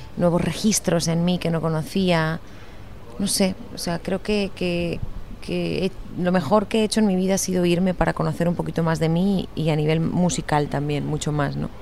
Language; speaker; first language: Spanish; native; Spanish